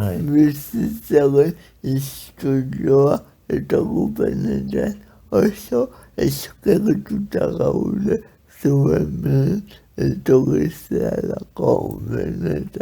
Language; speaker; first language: Basque; non-native, learner; Spanish